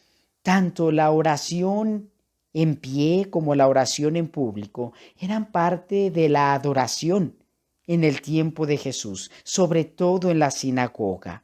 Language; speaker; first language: Spanish; native; Spanish